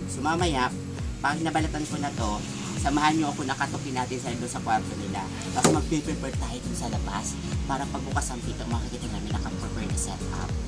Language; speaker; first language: Filipino; non-native, local second language; Bikol